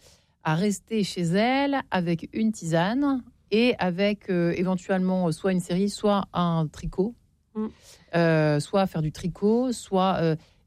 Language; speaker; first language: French; native; French